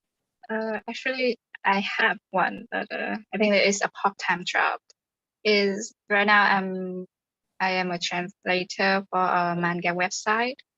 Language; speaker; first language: English; non-native, fluent; Vietnamese